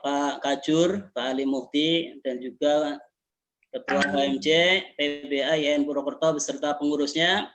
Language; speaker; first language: Indonesian; native; Indonesian